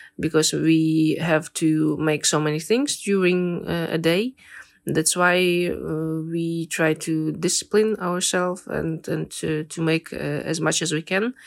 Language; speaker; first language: English; non-native, fluent; Ukrainian